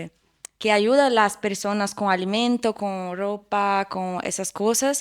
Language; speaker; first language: Spanish; non-native, fluent; Portuguese